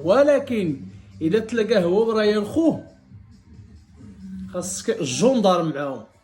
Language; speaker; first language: Arabic; native; Arabic